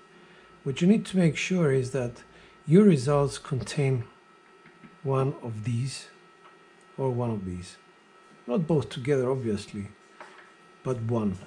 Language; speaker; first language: English; non-native, fluent; Greek